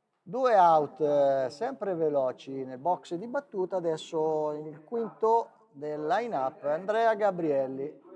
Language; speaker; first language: Italian; native; Italian